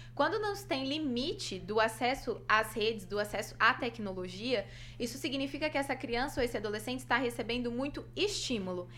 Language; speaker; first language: Portuguese; native; Portuguese